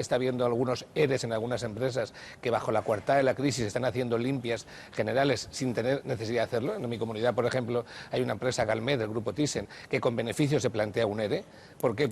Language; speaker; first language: Spanish; native; Spanish